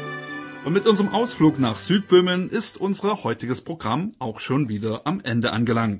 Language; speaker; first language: German; native; German